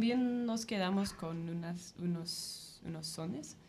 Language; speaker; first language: Spanish; non-native, fluent; English